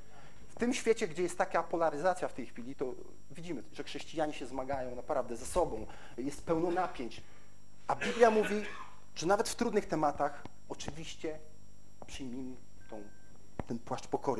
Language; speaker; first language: Polish; native; Polish